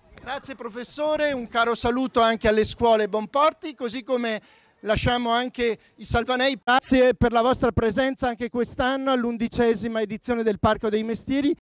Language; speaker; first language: Italian; native; Italian